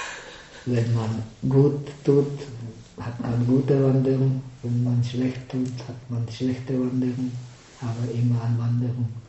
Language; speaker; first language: German; non-native, fluent; Czech